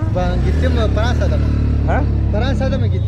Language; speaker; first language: Turkish; non-native, learner; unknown